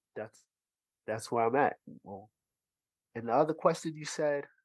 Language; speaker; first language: English; early bilingual, other home language; Haitian Creole